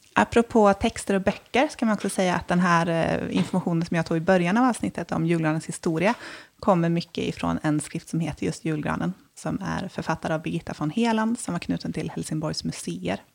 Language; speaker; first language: Swedish; native; Swedish